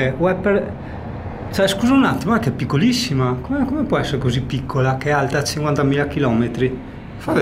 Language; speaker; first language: Italian; native; Italian